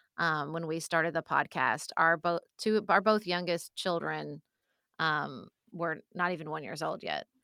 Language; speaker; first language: English; native; English